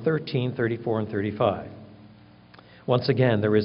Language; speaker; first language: English; native; English